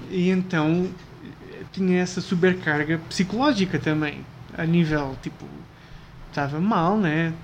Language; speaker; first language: Portuguese; native; Portuguese